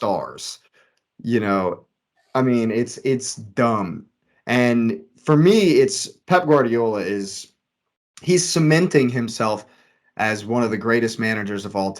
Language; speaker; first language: English; native; English